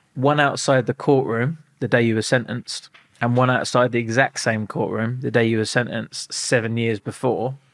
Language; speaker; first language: English; native; English